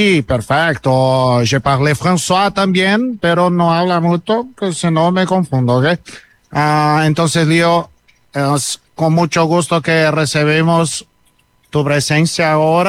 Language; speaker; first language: Spanish; non-native, learner; Portuguese